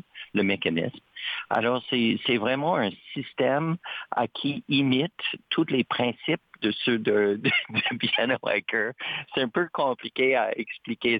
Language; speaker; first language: French; native; French